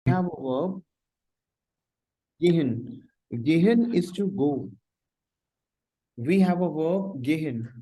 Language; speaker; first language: German; non-native, fluent; Hindi